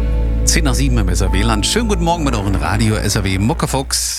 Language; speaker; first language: German; native; German